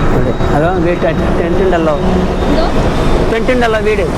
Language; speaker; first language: Malayalam; non-native, learner; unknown